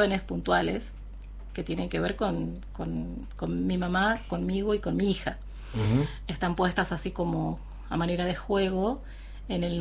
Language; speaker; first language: Spanish; native; Spanish